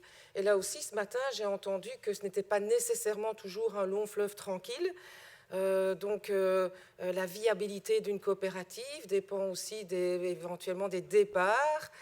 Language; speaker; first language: French; native; French